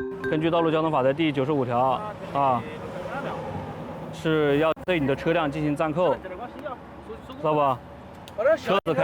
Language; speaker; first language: Chinese; native; Chinese